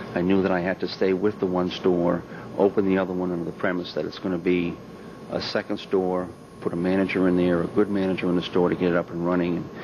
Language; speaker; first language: English; native; English